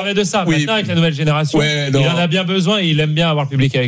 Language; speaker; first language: French; native; French